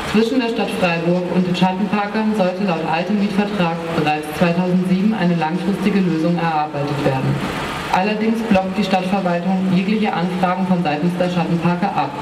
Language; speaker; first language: German; native; German